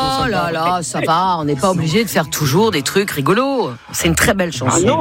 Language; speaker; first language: French; native; French